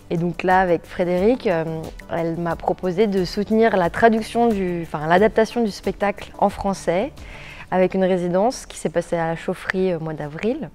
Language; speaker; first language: French; native; French